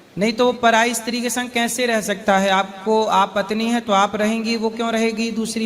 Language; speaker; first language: Hindi; native; Hindi